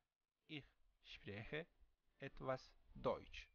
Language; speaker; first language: German; non-native, fluent; Uzbek